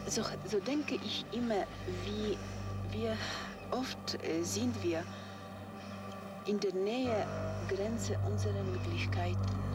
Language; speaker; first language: German; non-native, fluent; Polish